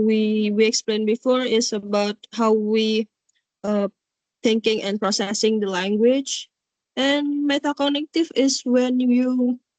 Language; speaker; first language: English; non-native, learner; Indonesian